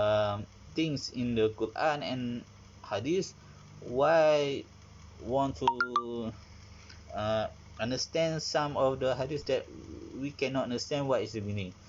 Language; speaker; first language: English; non-native, learner; Malay